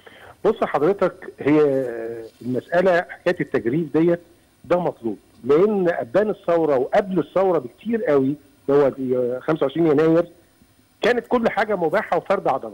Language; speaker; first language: Arabic; native; Arabic